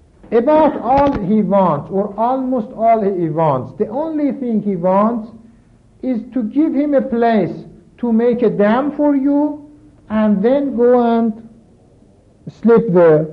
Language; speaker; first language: English; non-native, fluent; Persian